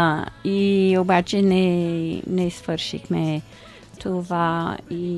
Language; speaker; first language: Bulgarian; early bilingual, heritage; Bulgarian